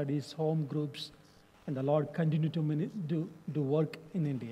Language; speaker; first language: English; non-native, local second language; Telugu